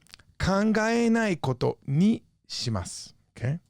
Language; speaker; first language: Japanese; non-native, fluent; English